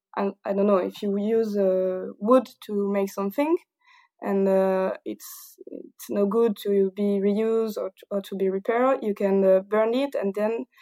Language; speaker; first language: English; non-native, fluent; French